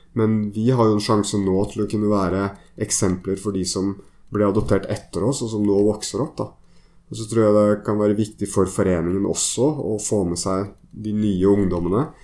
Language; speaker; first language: Norwegian; native; Norwegian